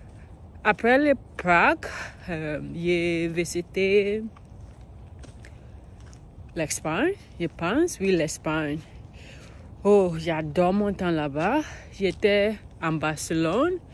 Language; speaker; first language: French; non-native, learner; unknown